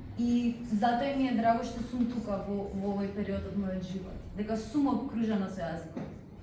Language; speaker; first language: Macedonian; early bilingual, heritage; Macedonian